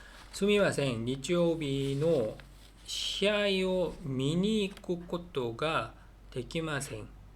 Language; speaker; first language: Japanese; non-native, learner; Korean